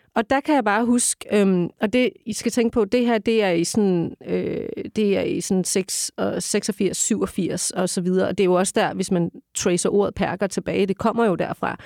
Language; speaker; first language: Danish; early bilingual, other home language; Turkish